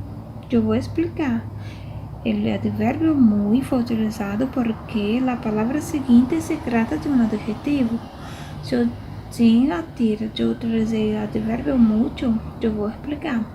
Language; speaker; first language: Spanish; non-native, fluent; Portuguese